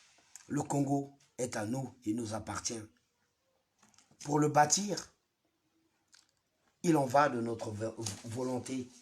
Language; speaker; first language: French; non-native, local second language; Lingala